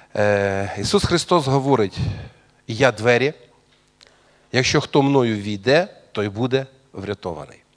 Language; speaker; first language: Ukrainian; non-native, local second language; Russian